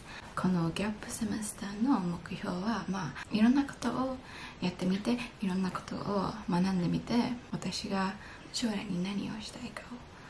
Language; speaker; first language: Japanese; early bilingual, heritage; English